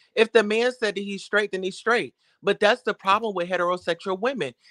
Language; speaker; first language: English; native; English